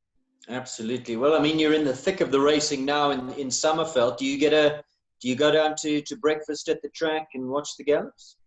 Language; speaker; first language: English; native; English